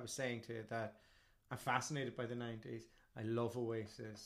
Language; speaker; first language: English; native; English